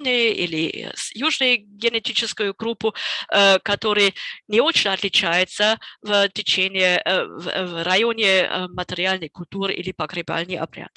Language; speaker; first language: Russian; non-native, fluent; German